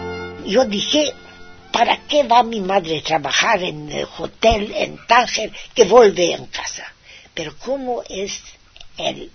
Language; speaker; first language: Spanish; non-native, fluent; Hungarian